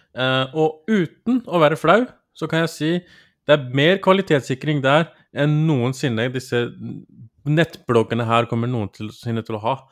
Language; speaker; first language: Norwegian; early bilingual, other home language; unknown